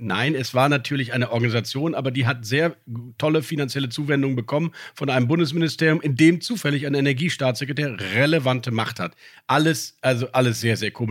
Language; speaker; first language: German; native; German